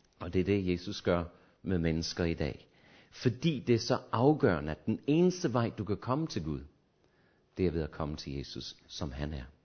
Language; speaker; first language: Danish; native; Danish